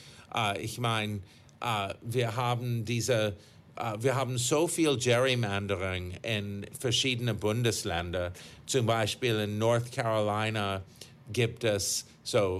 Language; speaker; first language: German; non-native, fluent; English